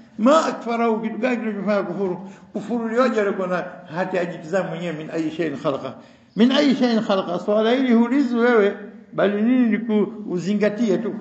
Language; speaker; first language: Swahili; native; Swahili